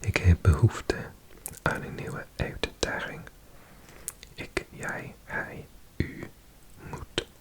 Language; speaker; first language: Dutch; non-native, learner; English